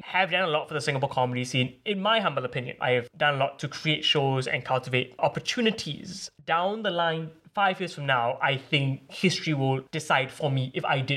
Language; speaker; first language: English; native; English